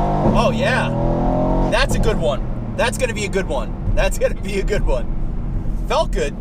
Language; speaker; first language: English; native; English